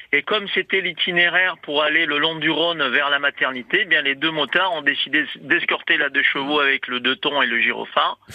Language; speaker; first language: French; native; French